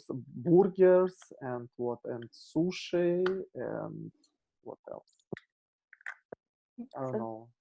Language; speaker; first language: English; non-native, learner; Russian